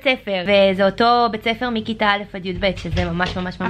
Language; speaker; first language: Hebrew; native; Hebrew